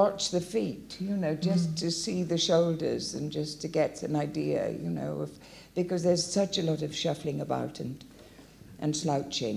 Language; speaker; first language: English; native; English